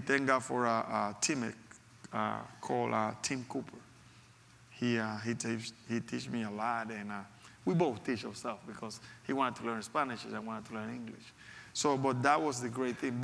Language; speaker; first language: English; non-native, fluent; Spanish